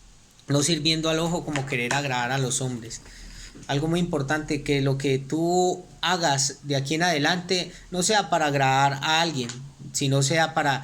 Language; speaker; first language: Spanish; native; Spanish